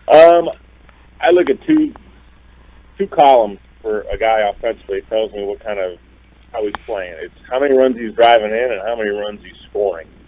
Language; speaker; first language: English; native; English